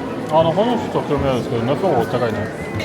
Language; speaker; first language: Japanese; non-native, fluent; French